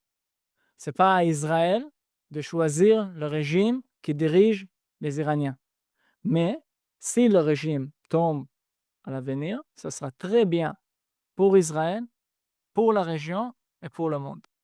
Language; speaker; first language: French; non-native, fluent; Hebrew